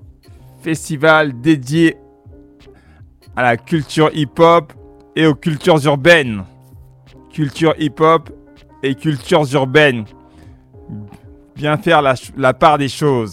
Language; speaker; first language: French; native; French